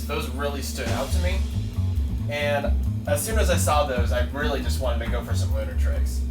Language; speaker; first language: English; native; English